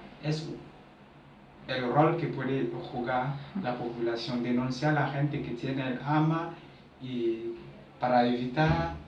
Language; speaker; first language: Spanish; non-native, learner; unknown